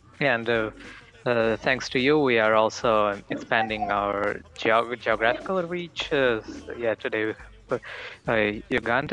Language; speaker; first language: English; non-native, fluent; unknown